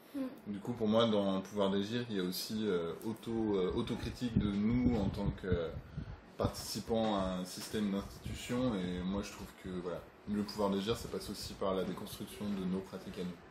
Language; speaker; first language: French; native; French